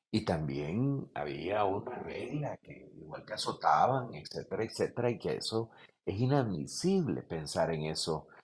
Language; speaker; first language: Spanish; native; Spanish